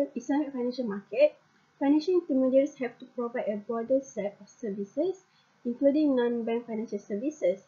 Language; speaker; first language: English; non-native, local second language; Malay